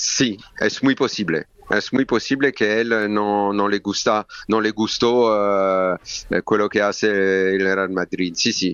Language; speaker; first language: Spanish; non-native, learner; French